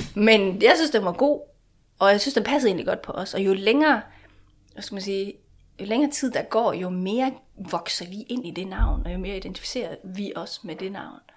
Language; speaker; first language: Danish; non-native, local second language; Faroese